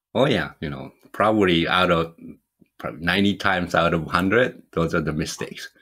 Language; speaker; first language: English; non-native, fluent; Japanese